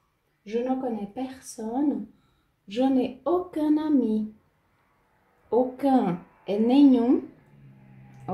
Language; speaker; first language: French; non-native, fluent; Portuguese